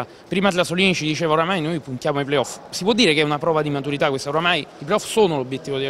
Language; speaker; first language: Italian; native; Italian